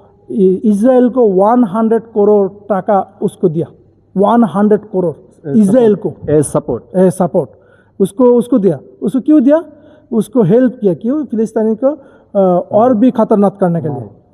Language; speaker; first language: Hindi; non-native, learner; Bangla